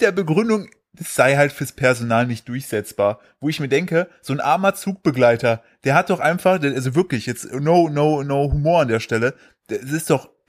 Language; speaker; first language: German; native; German